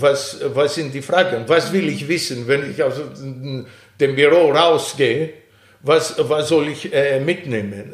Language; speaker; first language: German; non-native, fluent; Greek